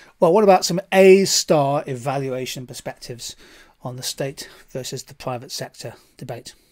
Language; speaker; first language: English; native; English